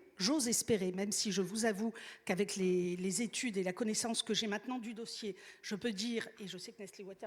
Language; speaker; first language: French; native; French